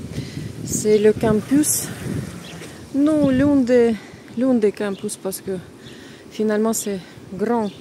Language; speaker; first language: French; non-native, fluent; Russian